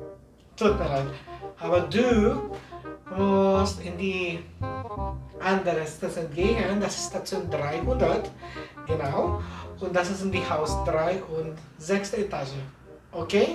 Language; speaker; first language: German; non-native, learner; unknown